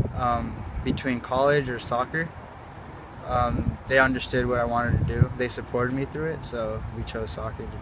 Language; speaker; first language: English; native; English